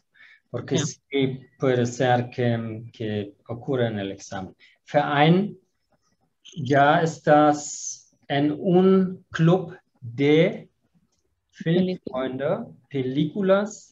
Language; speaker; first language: Spanish; non-native, fluent; German